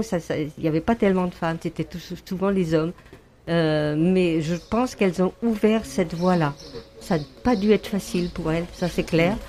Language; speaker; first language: French; native; French